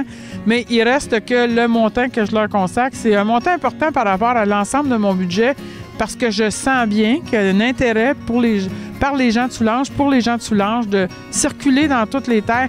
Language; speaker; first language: French; native; French